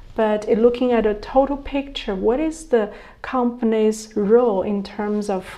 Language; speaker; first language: English; non-native, fluent; Chinese